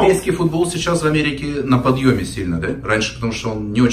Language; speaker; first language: Russian; native; Russian